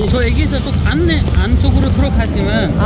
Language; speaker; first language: Korean; non-native, learner; Nepali